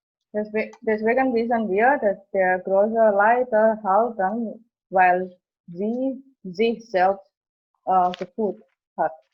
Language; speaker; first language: German; non-native, fluent; Indonesian